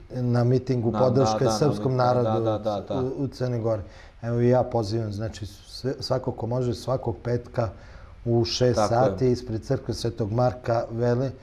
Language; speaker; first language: Serbian; native; Serbian